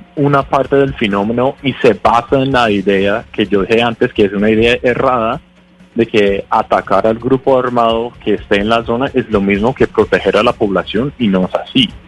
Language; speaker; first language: Spanish; non-native, fluent; English